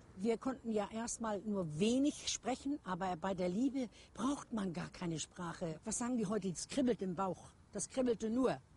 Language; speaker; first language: German; native; German